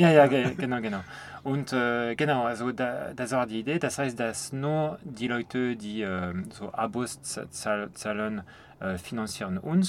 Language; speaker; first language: German; non-native, fluent; French